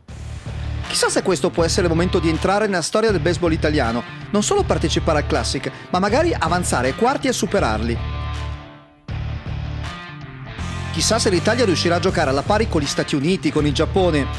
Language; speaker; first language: Italian; native; Italian